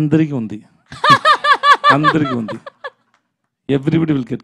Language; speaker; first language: Telugu; non-native, learner; Tamil